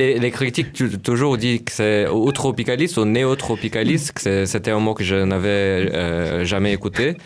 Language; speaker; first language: French; non-native, fluent; Portuguese